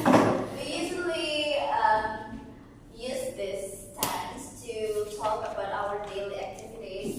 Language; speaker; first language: English; non-native, learner; Indonesian